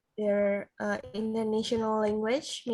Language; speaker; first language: English; non-native, learner; Indonesian